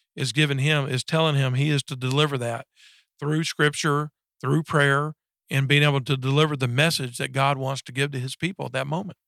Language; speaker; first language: English; native; English